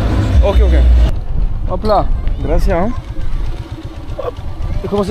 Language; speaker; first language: Spanish; non-native, learner; French